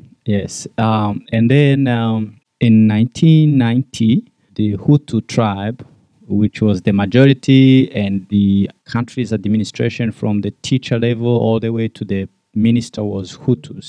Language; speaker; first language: English; non-native, local second language; Kinyarwanda